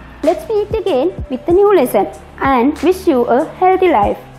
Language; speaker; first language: English; non-native, local second language; Sinhala